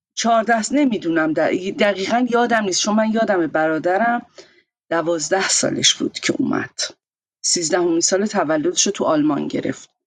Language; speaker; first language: Persian; native; Persian